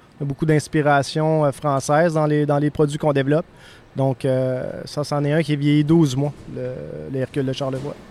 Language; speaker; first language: French; native; French